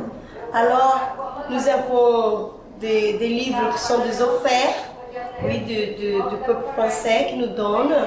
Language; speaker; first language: French; non-native, fluent; Portuguese